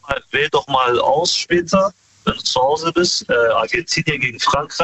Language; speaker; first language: German; early bilingual, other home language; Kurdish